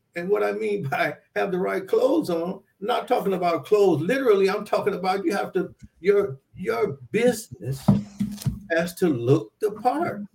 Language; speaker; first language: English; native; English